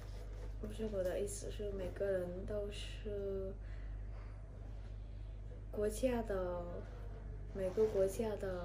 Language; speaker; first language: Chinese; non-native, learner; Vietnamese